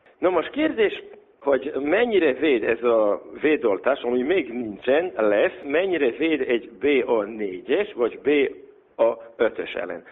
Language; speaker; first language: Hungarian; non-native, local second language; Serbian